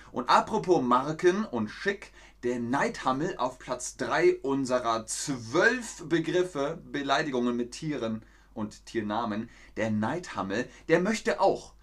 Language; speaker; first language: German; native; German